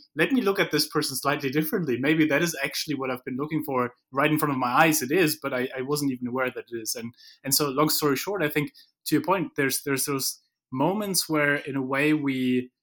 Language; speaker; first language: English; non-native, fluent; German